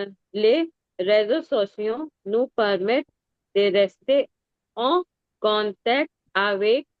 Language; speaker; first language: French; non-native, learner; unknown